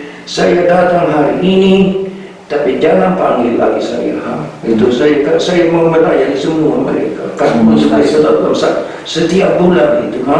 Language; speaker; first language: Indonesian; non-native, fluent; Hungarian